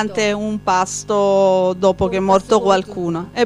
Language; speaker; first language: Italian; native; Italian